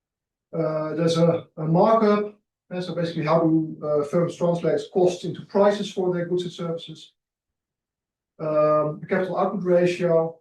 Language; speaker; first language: English; non-native, fluent; Dutch